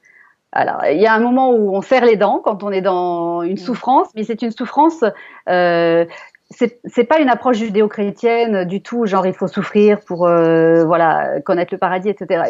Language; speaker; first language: French; native; French